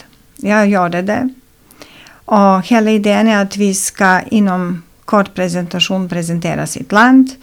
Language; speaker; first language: Swedish; non-native, fluent; Serbian